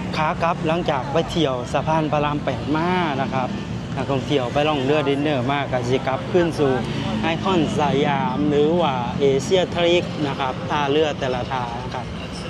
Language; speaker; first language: Thai; non-native, local second language; Lao